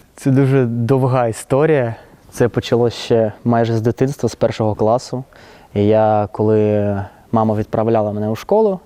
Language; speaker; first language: Ukrainian; non-native, local second language; Russian